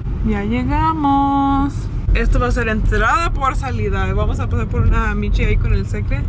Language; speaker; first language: Spanish; early bilingual, heritage; Spanish